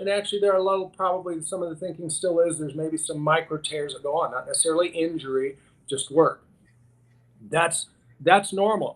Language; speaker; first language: English; native; English